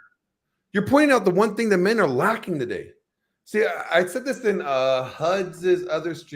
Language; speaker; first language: English; native; English